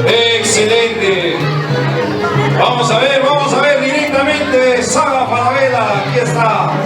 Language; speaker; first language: Spanish; native; Spanish